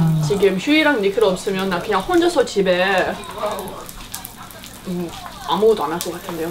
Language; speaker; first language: Korean; non-native, fluent; English